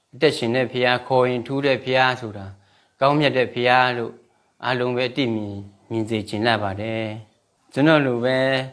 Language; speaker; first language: Burmese; non-native, local second language; Shan